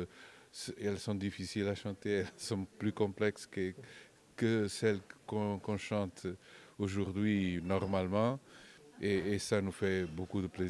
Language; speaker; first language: French; non-native, fluent; Portuguese